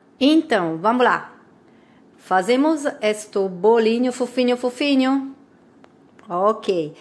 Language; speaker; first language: Portuguese; non-native, fluent; Italian